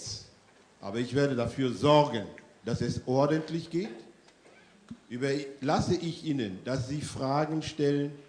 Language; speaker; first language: German; non-native, fluent; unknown